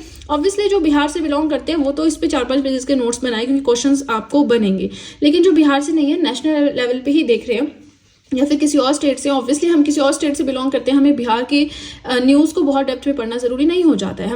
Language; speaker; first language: Hindi; native; Hindi